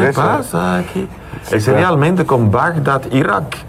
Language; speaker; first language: Spanish; non-native, learner; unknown